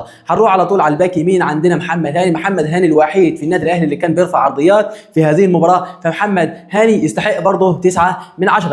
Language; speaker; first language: Arabic; native; Arabic